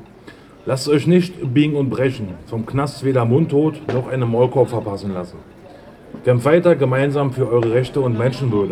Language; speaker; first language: German; native; German